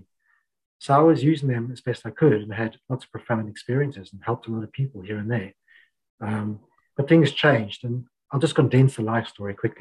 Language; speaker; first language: English; native; English